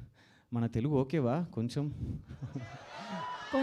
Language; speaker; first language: Telugu; non-native, learner; Tamil